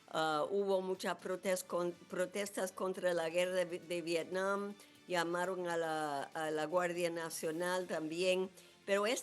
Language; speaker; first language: Spanish; non-native, fluent; English